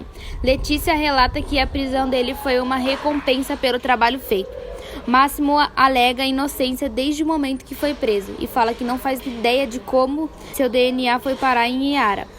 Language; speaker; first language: Portuguese; native; Portuguese